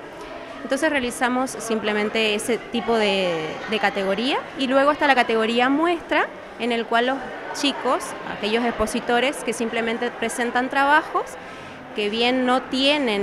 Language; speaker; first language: Spanish; native; Spanish